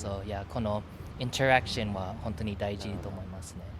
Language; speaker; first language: Japanese; early bilingual, heritage; English